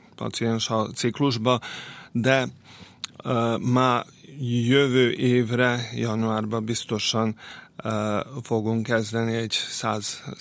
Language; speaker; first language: Hungarian; non-native, local second language; Serbian